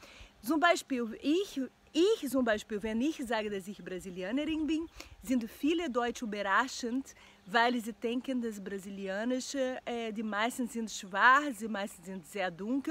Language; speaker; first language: German; non-native, learner; Portuguese